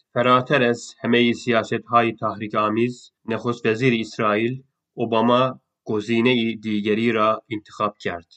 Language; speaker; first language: Persian; non-native, fluent; Turkish